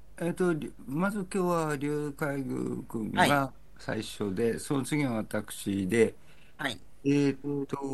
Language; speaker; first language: Japanese; non-native, learner; Chinese